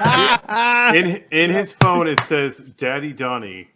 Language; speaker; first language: English; native; English